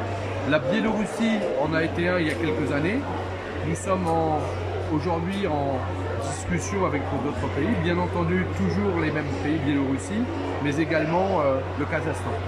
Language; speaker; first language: French; native; French